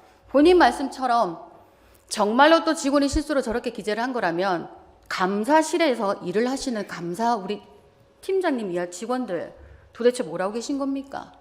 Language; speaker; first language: Korean; native; Korean